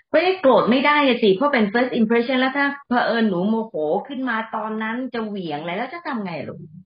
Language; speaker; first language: Thai; native; Thai